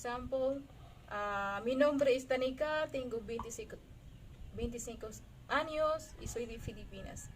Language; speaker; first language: Spanish; non-native, learner; Filipino